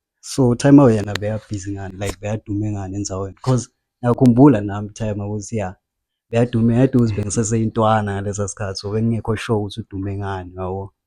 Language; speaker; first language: Zulu; non-native, local second language; Swati